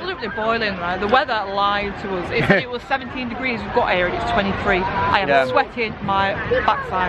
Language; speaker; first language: English; native; English